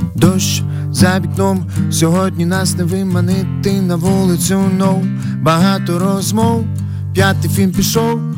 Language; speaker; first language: Ukrainian; native; Ukrainian